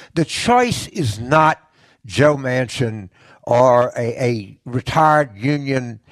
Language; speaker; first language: English; native; English